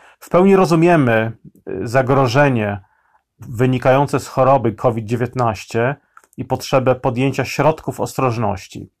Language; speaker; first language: Polish; native; Polish